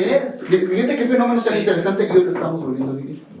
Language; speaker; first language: Spanish; native; Spanish